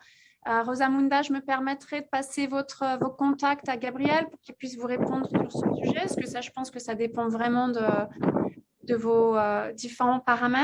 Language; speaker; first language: French; native; French